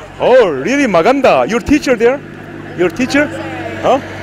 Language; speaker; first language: English; non-native, learner; Korean